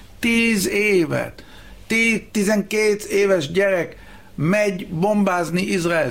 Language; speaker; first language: Hungarian; early bilingual, heritage; Hebrew